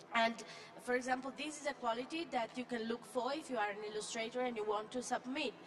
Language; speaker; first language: English; non-native, fluent; Italian